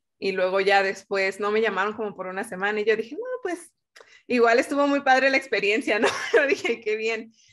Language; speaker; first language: Spanish; native; Spanish